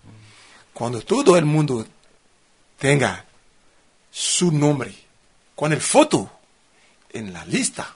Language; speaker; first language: Spanish; non-native, fluent; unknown